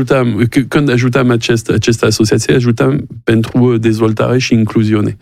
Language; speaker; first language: Romanian; non-native, learner; French